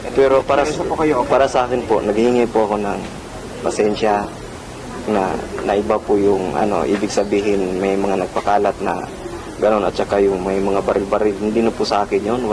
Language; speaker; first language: Filipino; non-native, local second language; Cebuano